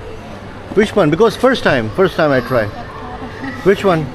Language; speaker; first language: English; non-native, fluent; Urdu